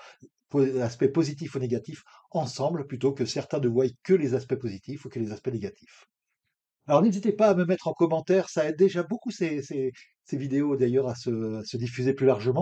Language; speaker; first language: French; native; French